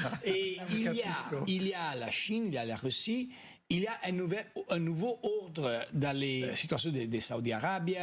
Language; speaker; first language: French; non-native, fluent; Italian